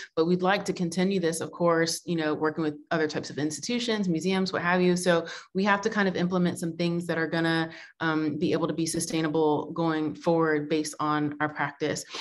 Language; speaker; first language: English; native; English